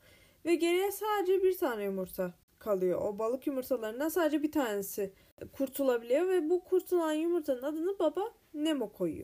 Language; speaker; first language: Turkish; native; Turkish